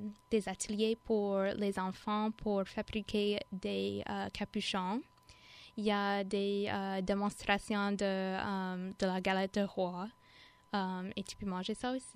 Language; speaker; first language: French; non-native, fluent; English